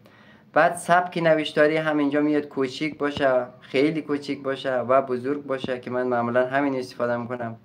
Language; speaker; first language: Persian; native; Persian